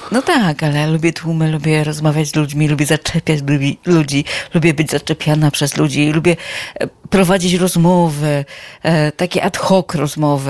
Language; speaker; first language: Polish; native; Polish